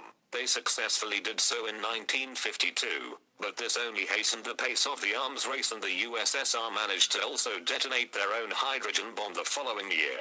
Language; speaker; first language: English; native; English